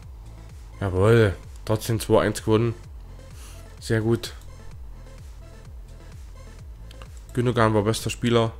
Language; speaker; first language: German; native; German